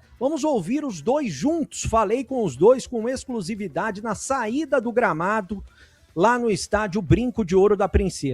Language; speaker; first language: Portuguese; native; Portuguese